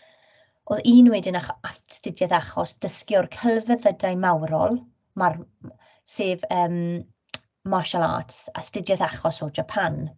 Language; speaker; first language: Welsh; native; Welsh